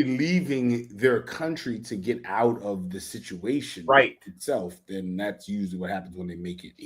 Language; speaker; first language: English; native; English